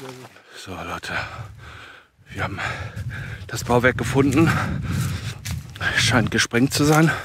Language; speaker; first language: German; native; German